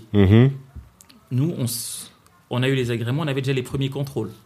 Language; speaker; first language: French; non-native, local second language; Lingala